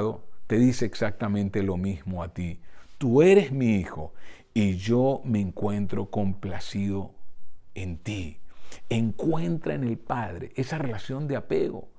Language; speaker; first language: Spanish; native; Spanish